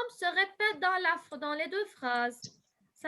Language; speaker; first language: French; non-native, local second language; Arabic